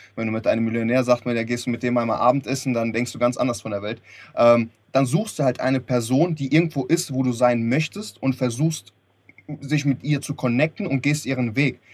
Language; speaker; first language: German; early bilingual, other home language; Lithuanian